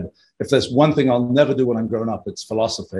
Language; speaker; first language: English; native; English